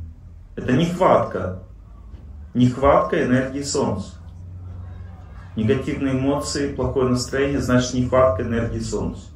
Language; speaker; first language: Russian; native; Russian